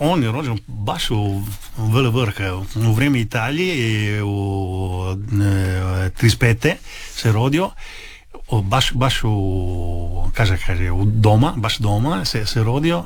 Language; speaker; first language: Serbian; early bilingual, heritage; Italian